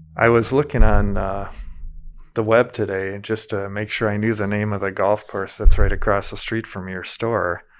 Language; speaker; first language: English; native; English